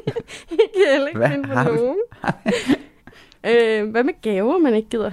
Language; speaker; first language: Danish; native; Danish